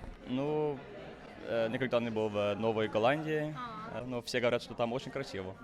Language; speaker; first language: Russian; non-native, fluent; Norwegian